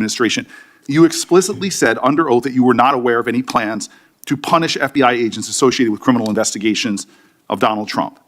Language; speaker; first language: English; native; English